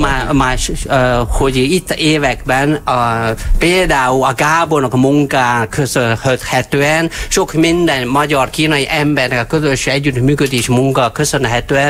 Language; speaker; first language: Hungarian; non-native, learner; Chinese